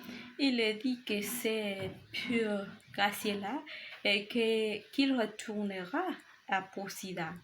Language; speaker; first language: French; non-native, learner; Spanish